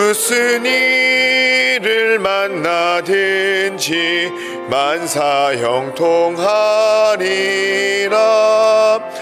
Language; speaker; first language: Korean; native; Korean